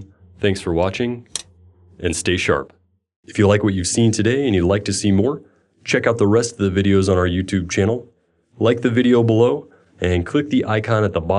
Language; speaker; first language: English; native; English